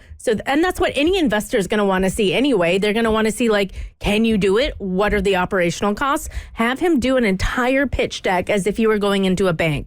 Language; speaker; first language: English; native; English